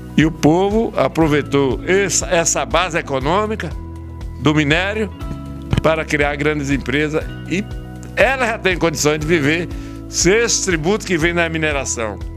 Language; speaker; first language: Portuguese; early bilingual, other home language; Italian